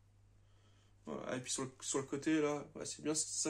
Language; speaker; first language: French; native; French